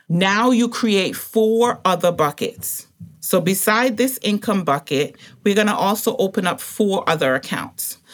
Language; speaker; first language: English; native; English